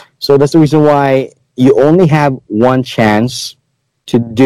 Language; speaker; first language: English; non-native, local second language; Hiligaynon